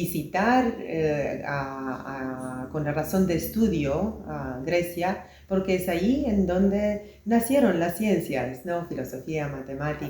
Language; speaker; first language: Spanish; non-native, fluent; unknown